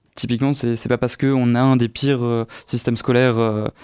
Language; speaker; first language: French; native; French